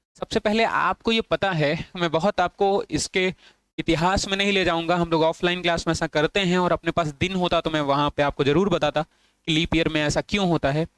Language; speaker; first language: Hindi; native; Hindi